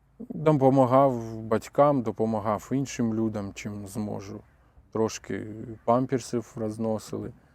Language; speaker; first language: Ukrainian; native; Ukrainian